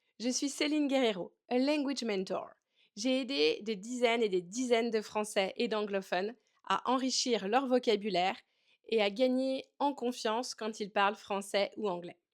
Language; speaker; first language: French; native; French